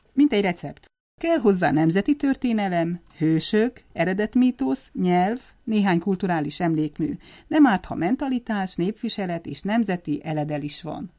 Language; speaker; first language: Hungarian; native; Hungarian